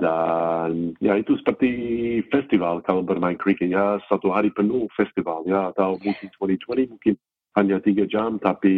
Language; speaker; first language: Indonesian; non-native, fluent; English